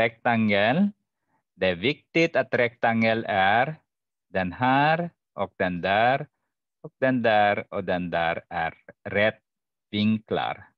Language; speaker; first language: Swedish; non-native, fluent; Arabic